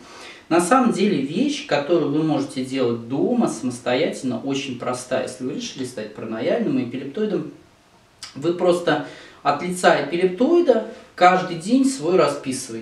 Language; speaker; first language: Russian; native; Russian